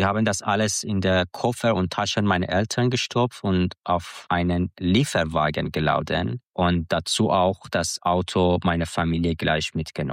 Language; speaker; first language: German; non-native, fluent; Persian